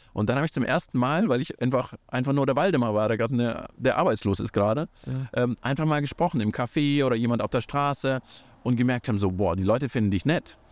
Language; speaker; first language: German; early bilingual, other home language; Russian